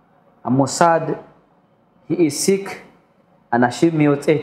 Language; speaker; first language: Hebrew; non-native, fluent; Amharic